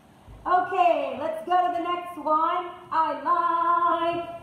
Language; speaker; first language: English; non-native, fluent; Spanish